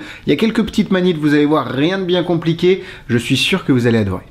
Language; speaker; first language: French; native; French